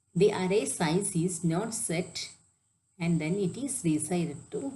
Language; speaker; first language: English; non-native, local second language; Malayalam